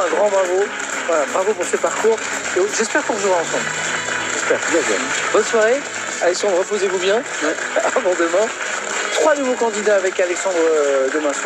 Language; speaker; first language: French; native; French